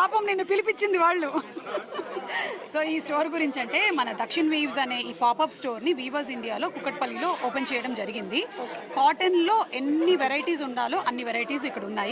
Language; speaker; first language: Telugu; native; Telugu